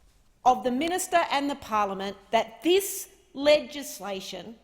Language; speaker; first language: English; native; English